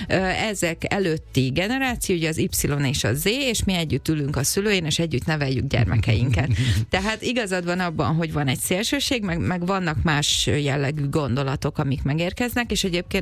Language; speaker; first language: Hungarian; native; Hungarian